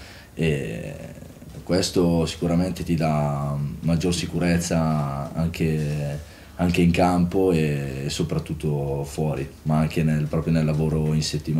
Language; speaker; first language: Italian; native; Italian